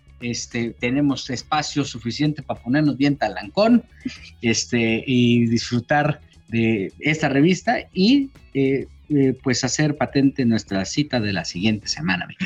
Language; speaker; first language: Spanish; native; Spanish